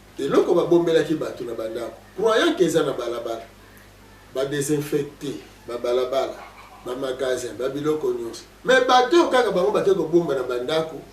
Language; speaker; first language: Lingala; non-native, local second language; Kongo